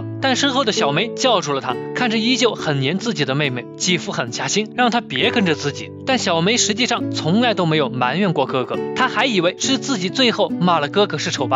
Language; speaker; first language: Chinese; native; Chinese